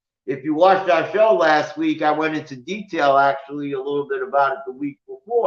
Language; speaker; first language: English; native; English